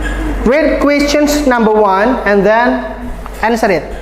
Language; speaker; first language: English; non-native, fluent; Indonesian